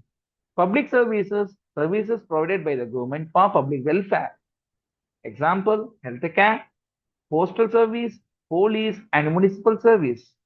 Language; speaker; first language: English; non-native, local second language; Tamil